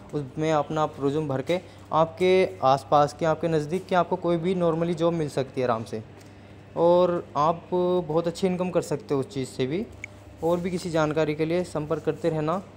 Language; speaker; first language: Hindi; native; Hindi